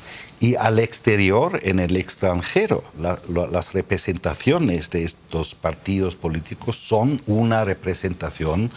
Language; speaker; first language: Spanish; non-native, fluent; German